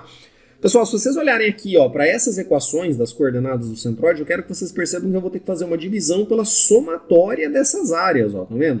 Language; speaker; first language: Portuguese; native; Portuguese